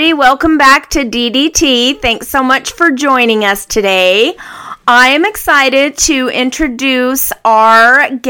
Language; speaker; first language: English; native; English